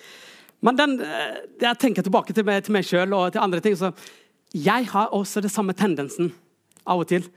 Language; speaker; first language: Norwegian; non-native, fluent; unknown